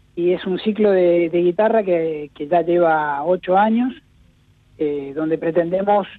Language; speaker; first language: Spanish; native; Spanish